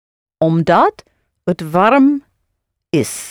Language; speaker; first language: Dutch; non-native, learner; English